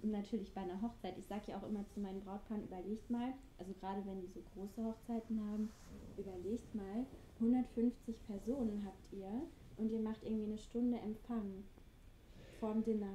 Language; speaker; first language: German; native; German